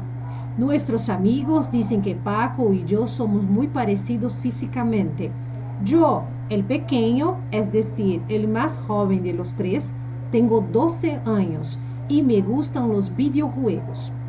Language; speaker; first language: Spanish; non-native, fluent; Portuguese